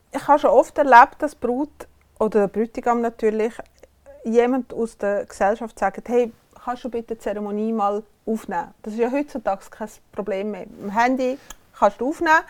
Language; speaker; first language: German; native; German